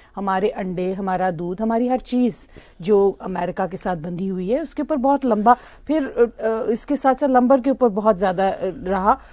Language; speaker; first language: Urdu; native; Urdu